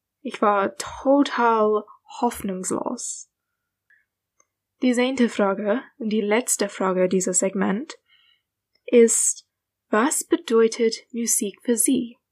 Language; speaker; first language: German; non-native, learner; English